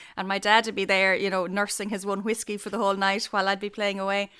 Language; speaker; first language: English; native; English